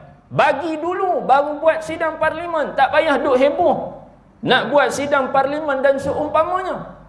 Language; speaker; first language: Malay; native; Malay